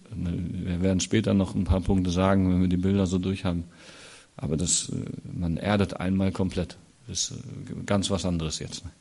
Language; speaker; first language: German; native; German